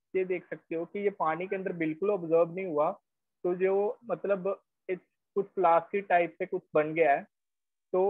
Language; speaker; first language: Hindi; native; Hindi